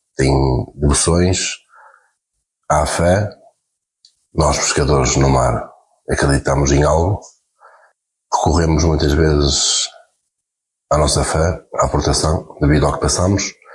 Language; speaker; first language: Portuguese; native; Portuguese